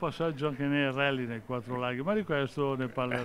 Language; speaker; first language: Italian; native; Italian